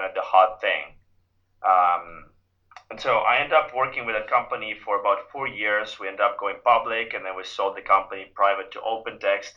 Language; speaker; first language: English; non-native, fluent; Ukrainian